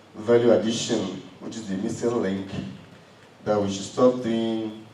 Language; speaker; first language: English; non-native, local second language; Yoruba